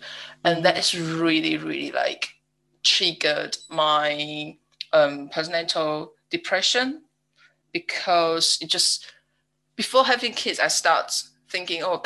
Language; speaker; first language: English; non-native, fluent; Chinese